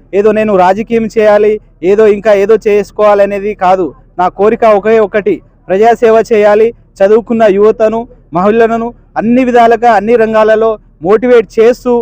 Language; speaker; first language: Telugu; native; Telugu